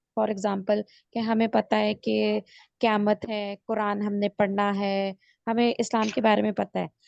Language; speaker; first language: Urdu; native; Urdu